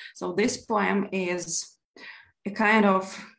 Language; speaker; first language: English; non-native, fluent; Ukrainian